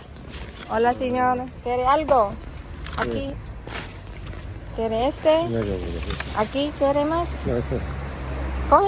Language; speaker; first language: Spanish; non-native, learner; Filipino